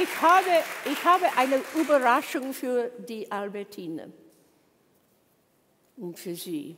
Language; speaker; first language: German; non-native, learner; English